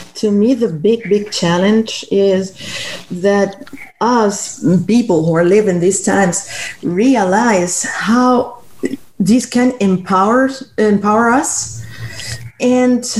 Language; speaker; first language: English; non-native, fluent; Spanish